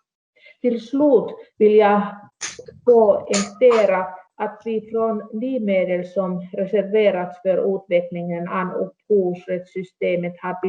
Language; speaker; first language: Swedish; non-native, local second language; Finnish